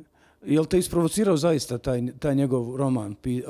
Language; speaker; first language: Serbian; native; Serbian